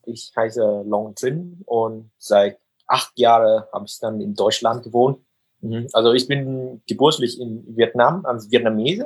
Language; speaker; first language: German; non-native, fluent; Vietnamese